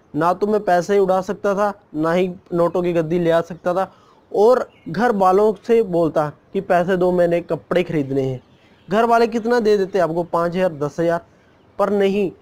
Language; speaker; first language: Hindi; non-native, local second language; Punjabi